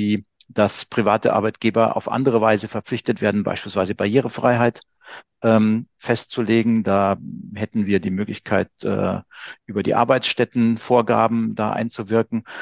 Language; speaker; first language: German; native; German